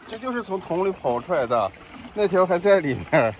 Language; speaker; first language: Chinese; native; Chinese